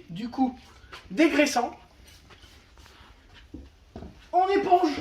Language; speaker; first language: French; native; French